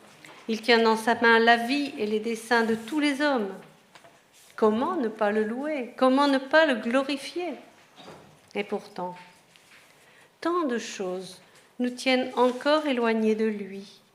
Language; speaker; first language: French; native; French